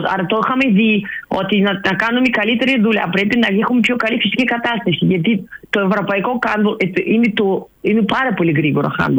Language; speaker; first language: Greek; non-native, learner; Russian